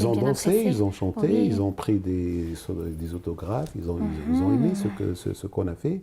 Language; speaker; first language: French; non-native, local second language; Arabic